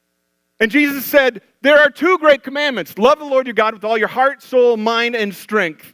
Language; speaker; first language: English; native; English